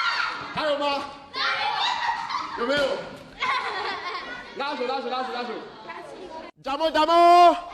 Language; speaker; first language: Chinese; non-native, fluent; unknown